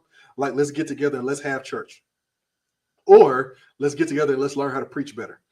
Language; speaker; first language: English; native; English